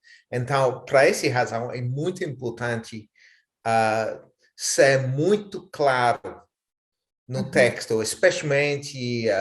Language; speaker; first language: Portuguese; non-native, fluent; English